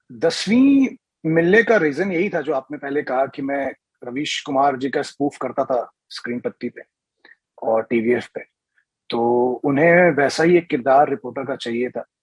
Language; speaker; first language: Hindi; native; Hindi